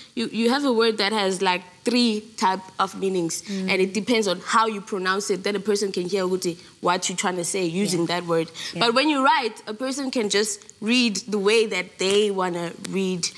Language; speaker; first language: English; non-native, local second language; Zulu